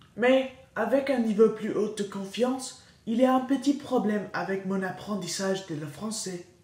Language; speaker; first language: French; non-native, learner; English